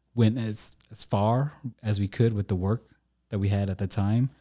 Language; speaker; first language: English; native; English